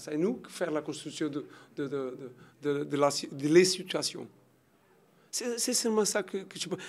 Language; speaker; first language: French; non-native, learner; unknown